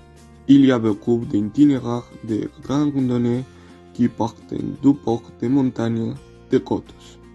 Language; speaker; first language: French; non-native, learner; Spanish